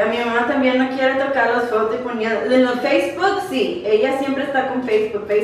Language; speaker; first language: Spanish; early bilingual, other home language; English